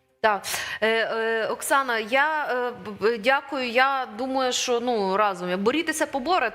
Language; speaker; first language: Ukrainian; native; Ukrainian